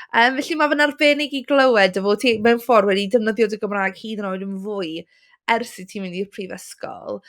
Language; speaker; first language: Welsh; non-native, local second language; English